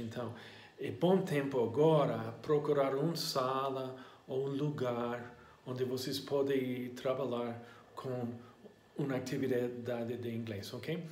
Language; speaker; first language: Portuguese; non-native, learner; English